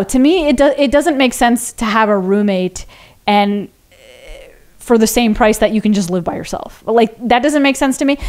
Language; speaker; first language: English; native; English